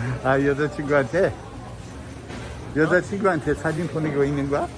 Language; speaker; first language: Korean; non-native, fluent; English